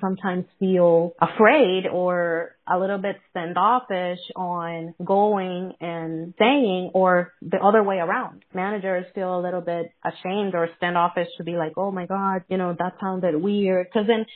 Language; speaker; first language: English; non-native, fluent; Spanish